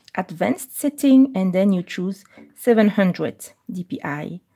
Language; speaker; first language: English; non-native, fluent; French